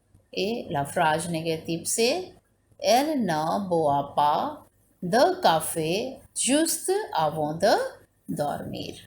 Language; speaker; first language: French; non-native, learner; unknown